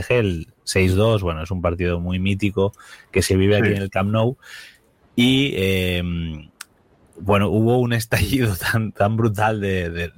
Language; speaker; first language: Spanish; native; Spanish